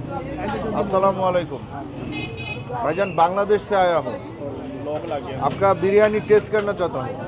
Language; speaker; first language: Hindi; non-native, learner; Bangla